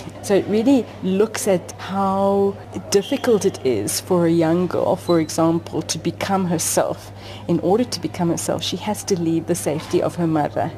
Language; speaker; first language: English; native; English